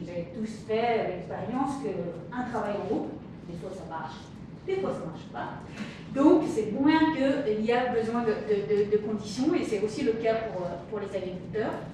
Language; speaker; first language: French; native; French